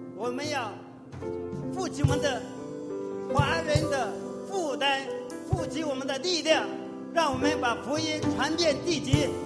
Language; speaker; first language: Chinese; native; Chinese